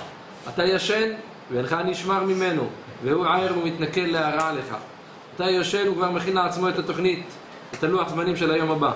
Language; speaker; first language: Hebrew; native; Hebrew